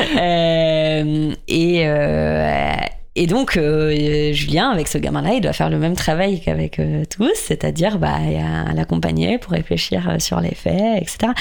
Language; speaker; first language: French; native; French